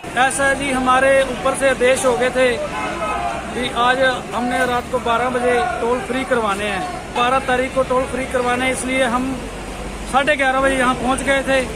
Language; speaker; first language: Hindi; native; Hindi